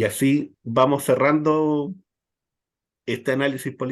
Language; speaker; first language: Spanish; native; Spanish